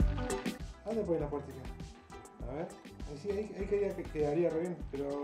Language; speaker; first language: Spanish; native; Spanish